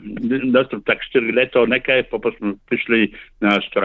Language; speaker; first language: Slovenian; early bilingual, heritage; Slovenian